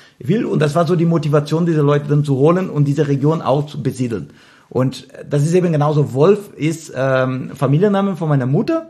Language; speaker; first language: German; non-native, fluent; Portuguese